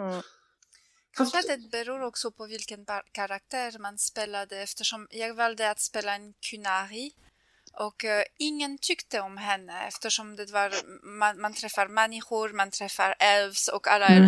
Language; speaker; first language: Swedish; non-native, fluent; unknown